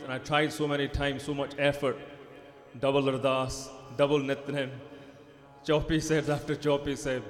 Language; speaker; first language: English; native; English